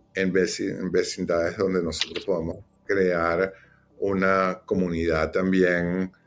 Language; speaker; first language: Spanish; native; Spanish